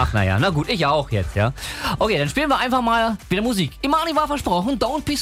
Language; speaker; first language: German; native; German